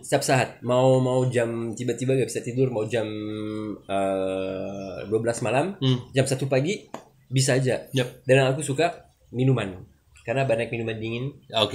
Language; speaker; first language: Indonesian; non-native, learner; French